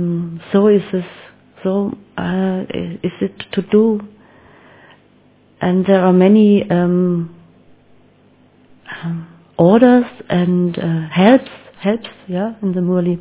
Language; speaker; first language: English; non-native, learner; German